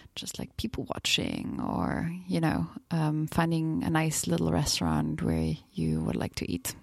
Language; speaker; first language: English; non-native, fluent; German